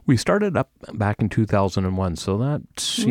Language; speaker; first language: English; native; English